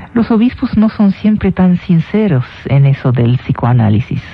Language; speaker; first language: Spanish; non-native, fluent; Arabic